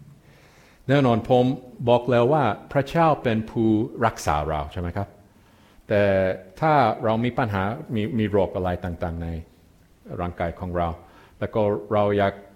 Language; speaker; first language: Thai; non-native, fluent; English